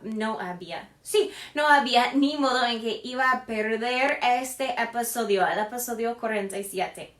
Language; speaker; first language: Spanish; non-native, fluent; English